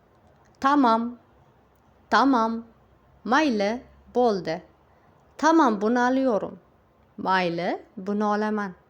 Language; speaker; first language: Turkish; non-native, fluent; Uzbek